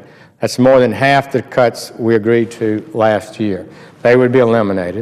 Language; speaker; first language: English; native; English